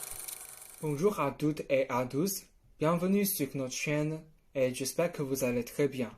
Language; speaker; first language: French; non-native, learner; Chinese